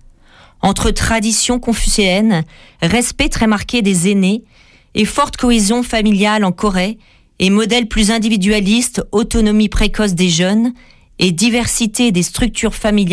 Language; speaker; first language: French; native; French